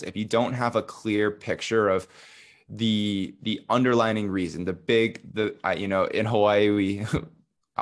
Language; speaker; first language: English; native; English